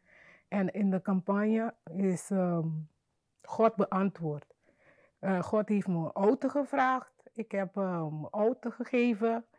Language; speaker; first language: Dutch; non-native, fluent; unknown